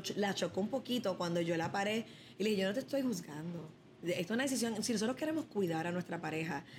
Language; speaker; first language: Spanish; early bilingual, other home language; English